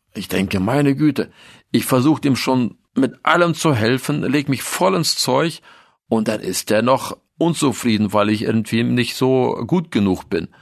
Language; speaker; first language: German; early bilingual, other home language; Russian